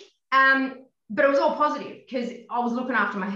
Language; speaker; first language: English; native; English